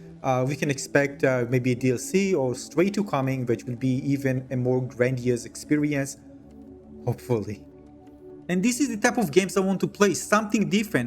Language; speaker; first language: English; non-native, fluent; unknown